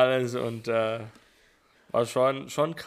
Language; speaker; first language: German; non-native, fluent; English